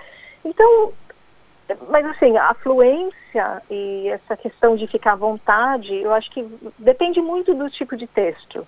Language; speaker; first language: Portuguese; non-native, fluent; English